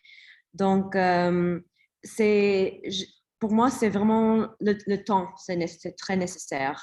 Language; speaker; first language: French; non-native, learner; English